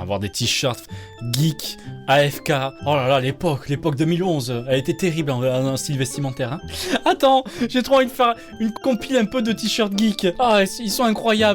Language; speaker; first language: French; native; French